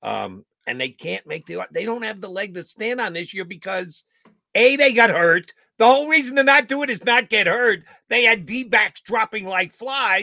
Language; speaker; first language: English; native; English